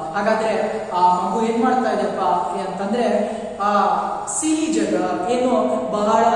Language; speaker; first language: Kannada; native; Kannada